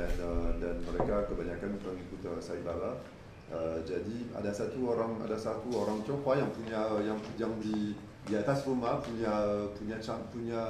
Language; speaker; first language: Indonesian; non-native, fluent; French